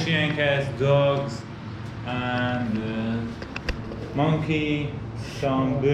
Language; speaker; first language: English; non-native, learner; Persian